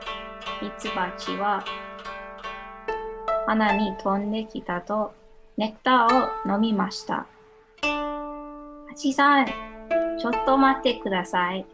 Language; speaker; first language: Japanese; non-native, learner; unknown